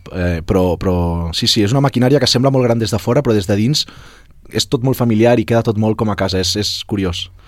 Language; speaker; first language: Catalan; native; Catalan